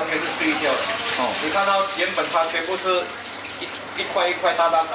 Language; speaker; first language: Chinese; native; Chinese